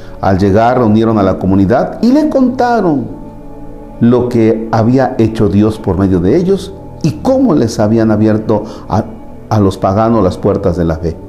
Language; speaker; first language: Spanish; native; Spanish